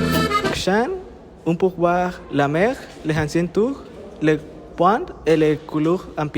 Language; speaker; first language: French; non-native, learner; Spanish